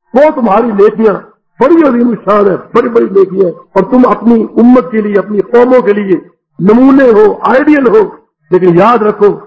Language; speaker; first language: Urdu; native; Urdu